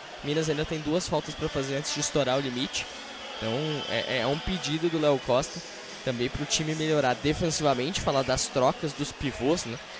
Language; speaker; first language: Portuguese; native; Portuguese